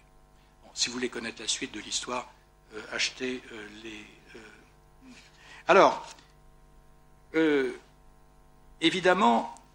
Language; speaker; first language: French; native; French